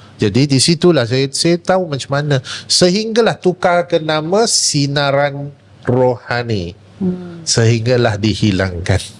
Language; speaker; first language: Malay; non-native, local second language; Chinese